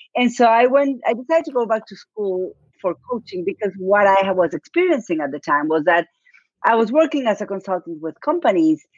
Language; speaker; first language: English; non-native, fluent; Spanish